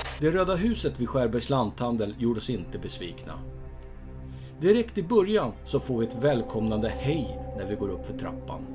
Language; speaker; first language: Swedish; native; Swedish